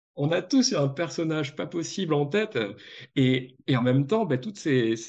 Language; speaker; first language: French; native; French